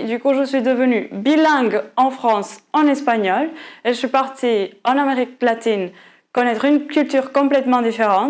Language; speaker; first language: French; non-native, fluent; Portuguese